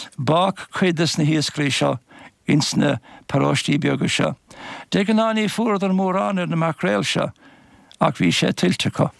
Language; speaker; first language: Irish; native; Irish